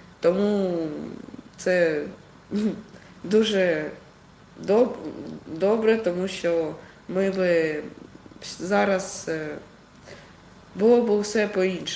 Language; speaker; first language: Ukrainian; non-native, local second language; Russian